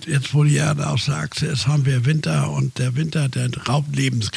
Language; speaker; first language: German; native; German